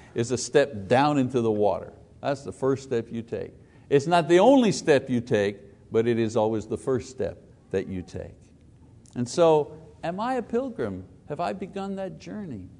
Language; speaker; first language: English; native; English